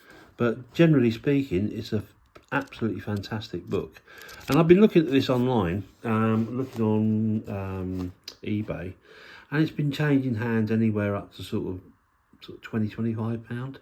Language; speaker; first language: English; native; English